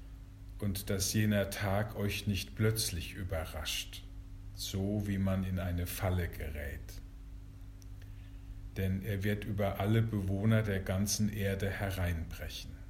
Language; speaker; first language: German; native; German